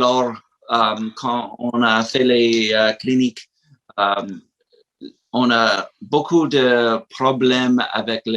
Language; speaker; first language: French; non-native, learner; English